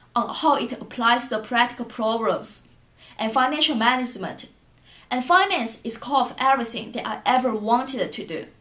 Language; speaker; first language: English; non-native, fluent; Chinese